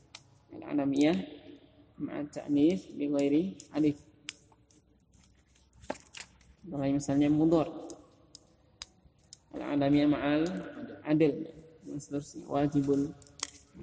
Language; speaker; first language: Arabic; non-native, fluent; Indonesian